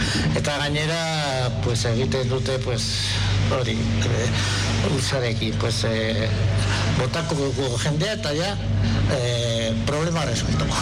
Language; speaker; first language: Basque; non-native, local second language; Spanish